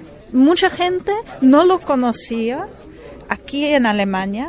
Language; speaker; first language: Spanish; non-native, fluent; German